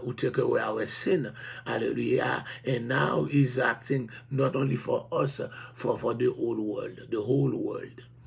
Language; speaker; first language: English; non-native, fluent; Haitian Creole